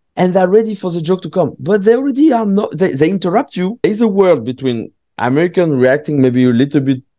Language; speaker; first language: English; non-native, fluent; French